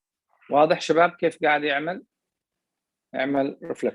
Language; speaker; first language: Arabic; native; Arabic